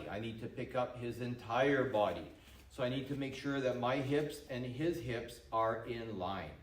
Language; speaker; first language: English; native; English